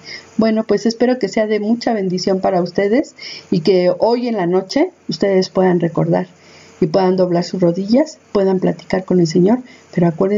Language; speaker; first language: Spanish; native; Spanish